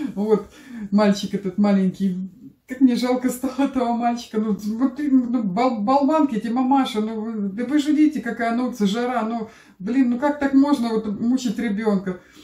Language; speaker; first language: Russian; native; Russian